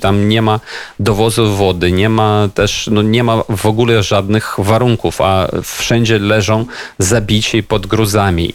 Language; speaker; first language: Polish; non-native, fluent; Ukrainian